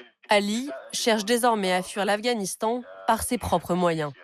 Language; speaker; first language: French; native; French